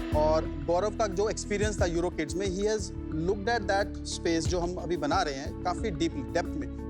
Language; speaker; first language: Hindi; native; Hindi